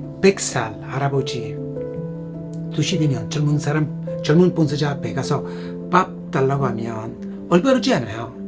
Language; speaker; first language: Korean; non-native, fluent; Italian